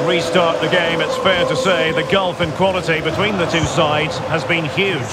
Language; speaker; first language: English; native; English